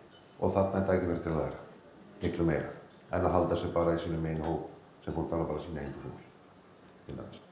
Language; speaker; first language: Icelandic; non-native, fluent; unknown